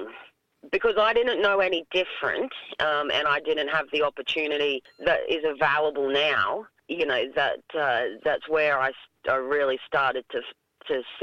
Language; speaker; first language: English; native; English